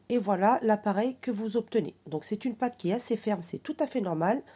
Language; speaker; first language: French; native; French